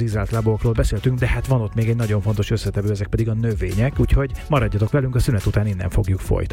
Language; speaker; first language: Hungarian; native; Hungarian